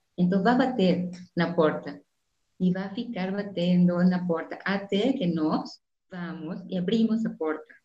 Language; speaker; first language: Spanish; non-native, fluent; Portuguese